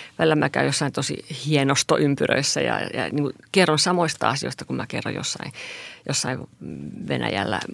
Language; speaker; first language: Finnish; non-native, local second language; Swedish